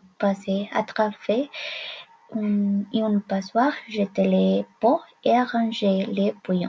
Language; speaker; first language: French; non-native, learner; Spanish